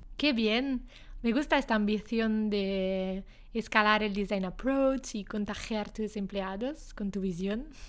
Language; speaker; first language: Spanish; non-native, fluent; Italian